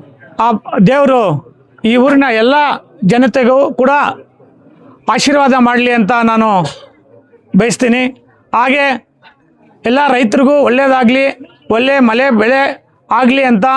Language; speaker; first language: Kannada; native; Kannada